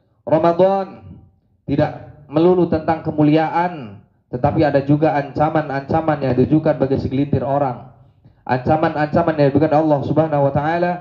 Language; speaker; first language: Indonesian; native; Indonesian